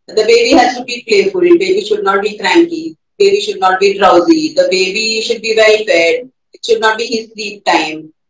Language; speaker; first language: English; non-native, local second language; Marathi